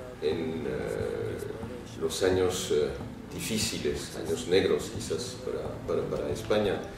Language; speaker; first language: Spanish; non-native, fluent; French